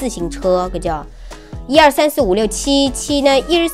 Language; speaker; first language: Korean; non-native, fluent; Chinese